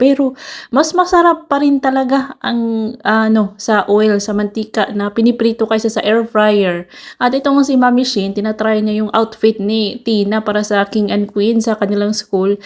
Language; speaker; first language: Filipino; non-native, local second language; Cebuano